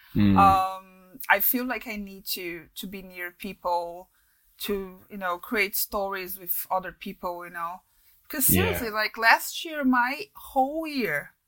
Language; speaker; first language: English; non-native, fluent; Portuguese